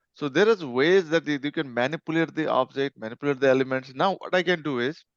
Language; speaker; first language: English; non-native, local second language; Nepali